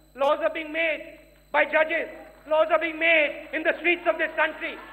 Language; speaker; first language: English; non-native, local second language; Hindi